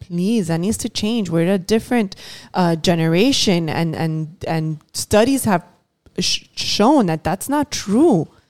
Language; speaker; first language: English; early bilingual, other home language; Spanish